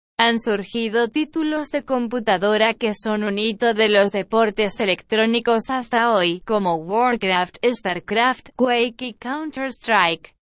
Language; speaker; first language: Spanish; non-native, learner; Portuguese